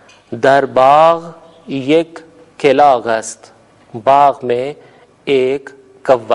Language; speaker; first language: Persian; non-native, fluent; Urdu